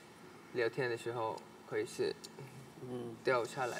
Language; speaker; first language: Chinese; non-native, learner; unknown